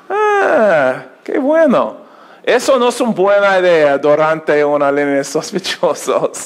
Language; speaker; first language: Spanish; non-native, learner; English